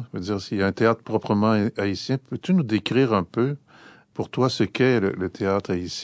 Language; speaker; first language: French; native; French